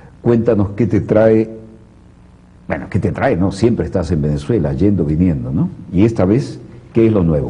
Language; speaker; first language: Spanish; native; Spanish